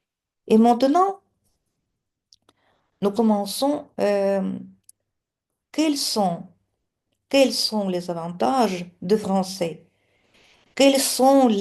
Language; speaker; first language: French; non-native, fluent; Russian